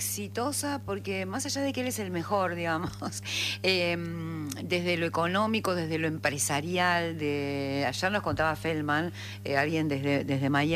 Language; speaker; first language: Spanish; native; Spanish